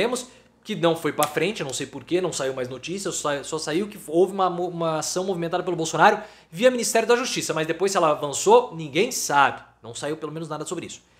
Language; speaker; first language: Portuguese; native; Portuguese